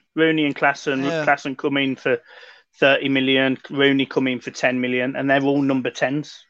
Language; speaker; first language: English; native; English